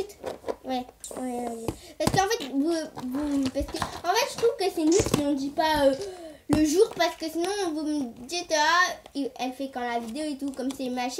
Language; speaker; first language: French; native; French